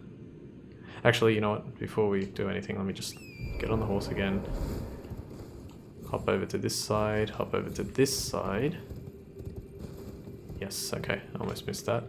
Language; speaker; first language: English; native; English